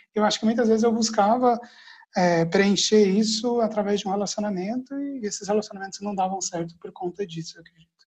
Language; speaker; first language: Portuguese; early bilingual, other home language; Arabic